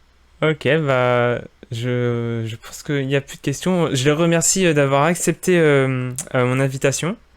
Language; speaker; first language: French; native; French